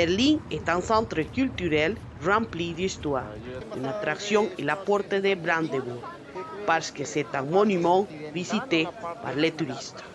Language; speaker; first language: French; non-native, learner; Spanish